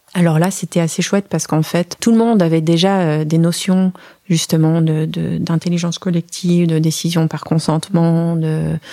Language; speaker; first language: French; native; French